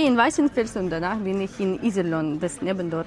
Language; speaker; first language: German; non-native, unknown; Ukrainian